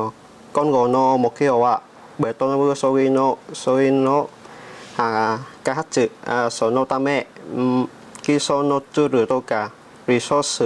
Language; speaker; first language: Japanese; non-native, learner; Vietnamese